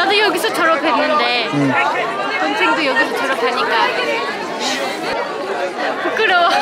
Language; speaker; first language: Korean; non-native, fluent; Turkish